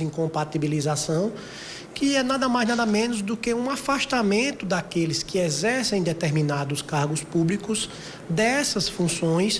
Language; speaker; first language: Portuguese; native; Portuguese